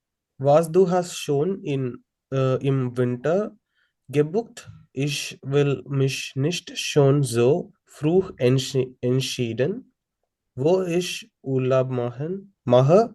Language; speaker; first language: German; non-native, learner; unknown